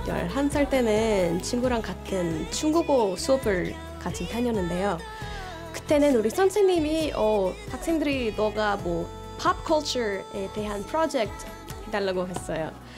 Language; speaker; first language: Korean; non-native, fluent; English